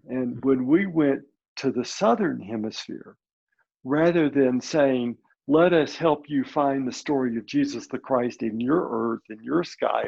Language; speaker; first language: English; native; English